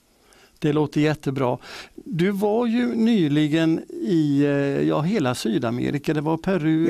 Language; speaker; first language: Swedish; native; Swedish